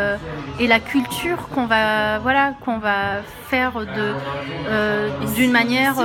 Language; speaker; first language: French; native; French